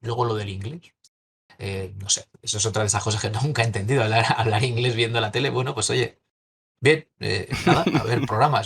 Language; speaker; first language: Spanish; native; Spanish